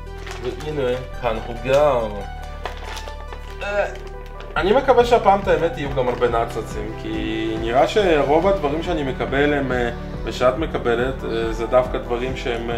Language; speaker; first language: Hebrew; native; Hebrew